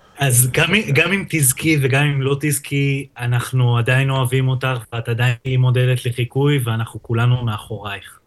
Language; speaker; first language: Hebrew; native; Hebrew